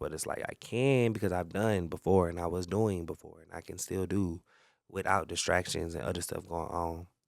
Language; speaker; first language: English; native; English